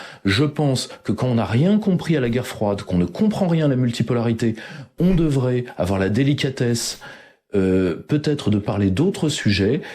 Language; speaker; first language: French; native; French